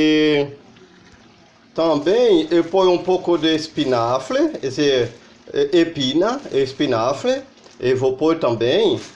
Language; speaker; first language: Portuguese; non-native, learner; Haitian Creole